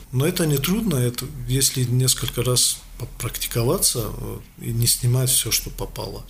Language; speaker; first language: Russian; non-native, local second language; Tajik